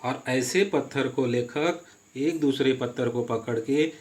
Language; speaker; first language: Hindi; non-native, local second language; Marathi